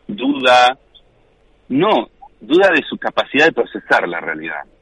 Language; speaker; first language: Spanish; native; Spanish